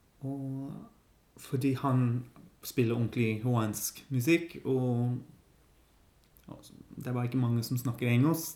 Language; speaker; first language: Norwegian; non-native, learner; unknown